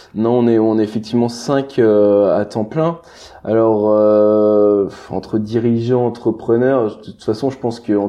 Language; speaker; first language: French; native; French